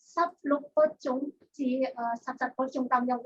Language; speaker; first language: Cantonese; non-native, learner; Indonesian